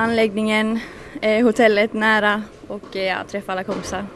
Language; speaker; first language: Swedish; native; Swedish